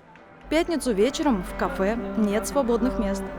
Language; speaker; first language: Russian; native; Russian